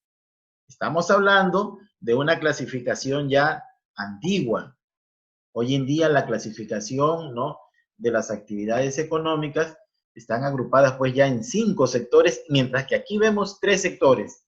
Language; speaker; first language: Spanish; native; Spanish